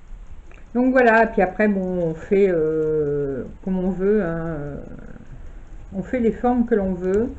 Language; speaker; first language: French; native; French